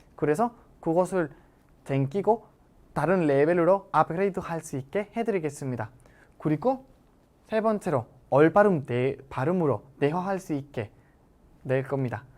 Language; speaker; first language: Korean; non-native, fluent; Spanish